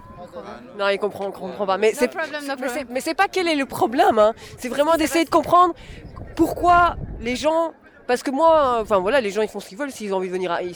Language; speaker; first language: French; native; French